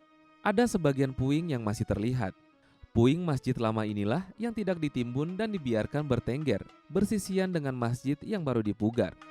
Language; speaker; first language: Indonesian; native; Indonesian